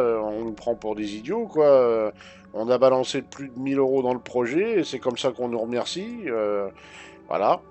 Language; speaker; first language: French; native; French